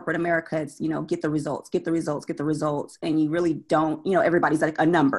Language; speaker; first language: English; native; English